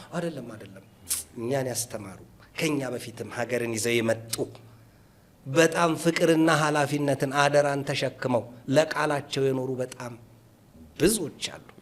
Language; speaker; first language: Amharic; native; Amharic